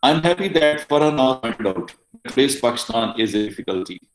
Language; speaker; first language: English; non-native, local second language; Urdu